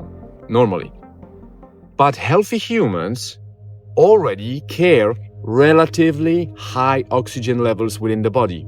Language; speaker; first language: English; non-native, fluent; Polish